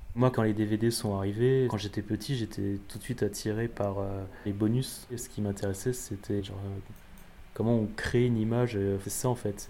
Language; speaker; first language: French; native; French